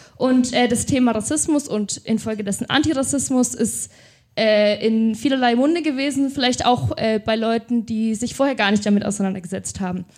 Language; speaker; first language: German; native; German